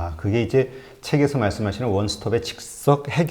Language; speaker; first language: Korean; native; Korean